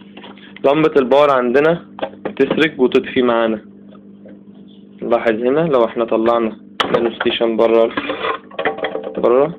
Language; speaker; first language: Arabic; native; Arabic